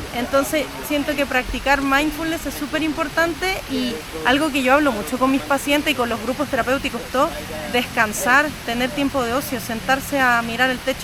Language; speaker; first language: Spanish; native; Spanish